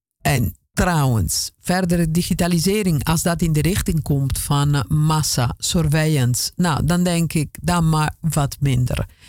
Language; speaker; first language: Dutch; non-native, fluent; Italian